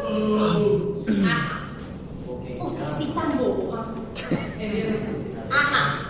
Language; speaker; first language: Spanish; native; Spanish